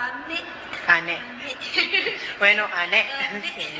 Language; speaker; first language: Japanese; non-native, learner; Cebuano